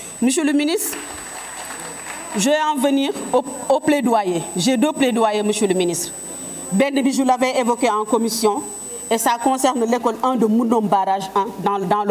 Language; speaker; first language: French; non-native, local second language; Wolof